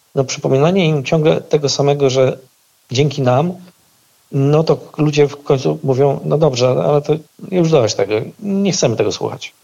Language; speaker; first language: Polish; native; Polish